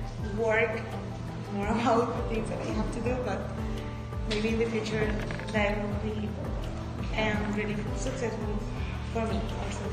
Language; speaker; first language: English; non-native, fluent; Spanish